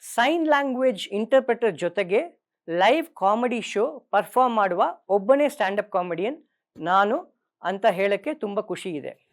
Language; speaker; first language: Kannada; non-native, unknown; Tamil